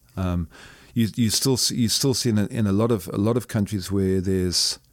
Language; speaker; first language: English; native; English